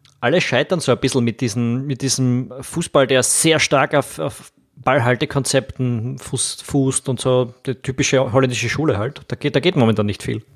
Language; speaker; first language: German; native; German